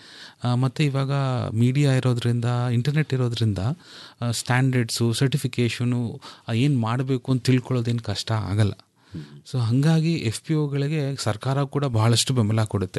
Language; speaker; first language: Kannada; native; Kannada